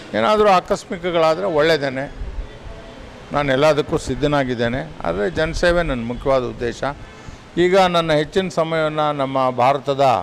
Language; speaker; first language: Kannada; non-native, local second language; Marathi